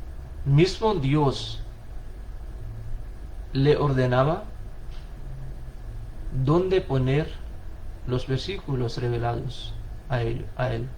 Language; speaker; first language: Spanish; non-native, fluent; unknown